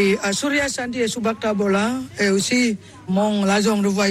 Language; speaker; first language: French; non-native, learner; Indonesian